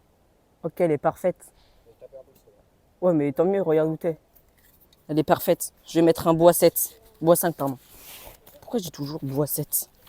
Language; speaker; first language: French; native; French